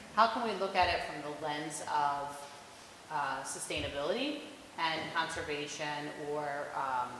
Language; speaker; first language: English; native; English